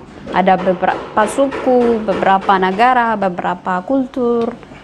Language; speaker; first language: Indonesian; non-native, learner; Amharic